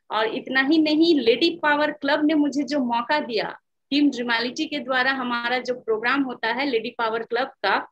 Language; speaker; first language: Hindi; native; Hindi